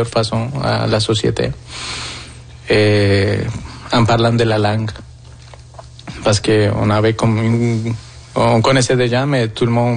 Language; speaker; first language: French; non-native, fluent; Spanish